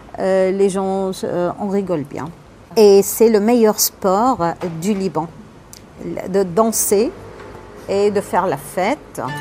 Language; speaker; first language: French; non-native, local second language; Arabic